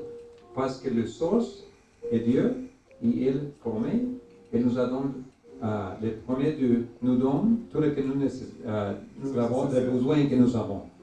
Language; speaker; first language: French; non-native, learner; English